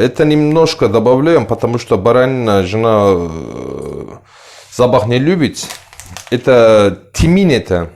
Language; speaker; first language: Russian; non-native, learner; Turkish